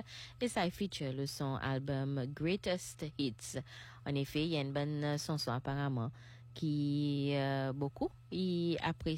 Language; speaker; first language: French; non-native, local second language; Seselwa Creole French